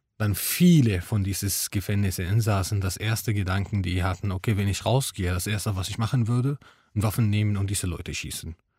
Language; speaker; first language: German; non-native, fluent; Arabic